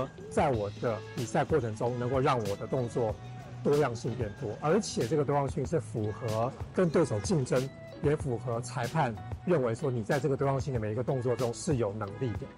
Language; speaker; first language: Chinese; native; Chinese